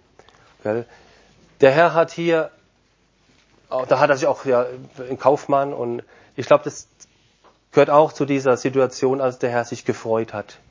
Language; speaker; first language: German; non-native, fluent; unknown